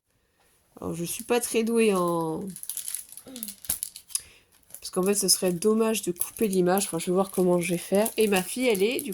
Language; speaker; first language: French; native; French